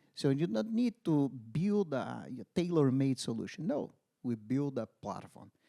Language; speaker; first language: English; non-native, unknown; Portuguese